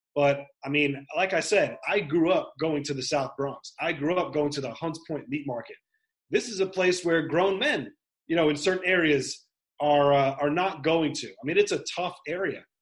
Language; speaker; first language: English; native; English